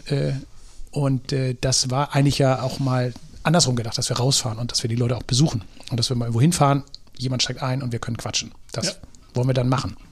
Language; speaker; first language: German; native; German